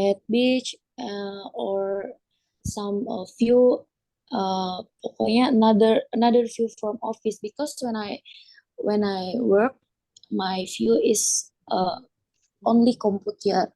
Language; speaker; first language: English; non-native, learner; Indonesian